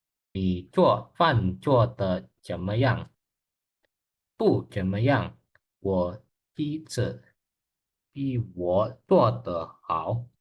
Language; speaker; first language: Chinese; non-native, learner; Indonesian